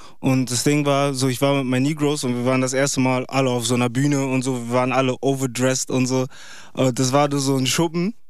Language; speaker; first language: German; early bilingual, other home language; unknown